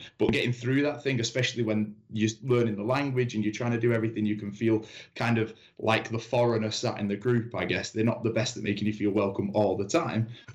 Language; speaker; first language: English; native; English